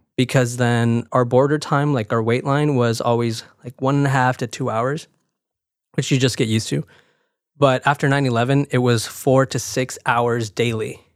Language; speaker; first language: English; early bilingual, other home language; Spanish